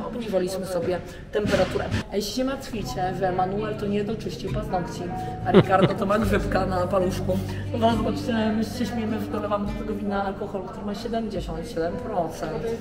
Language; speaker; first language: Polish; native; Polish